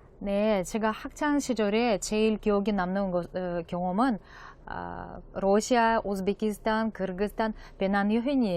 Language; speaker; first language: Korean; non-native, fluent; Russian